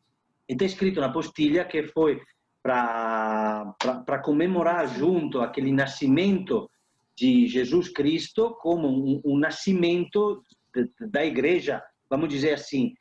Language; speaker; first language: Portuguese; non-native, fluent; Italian